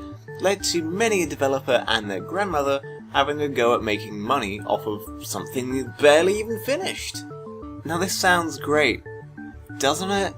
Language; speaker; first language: English; native; English